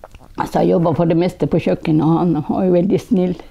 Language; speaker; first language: Norwegian; non-native, local second language; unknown